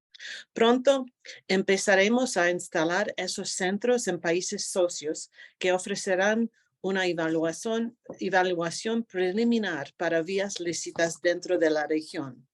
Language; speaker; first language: Spanish; non-native, fluent; English